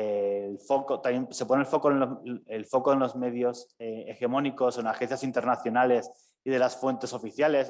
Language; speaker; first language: Spanish; native; Spanish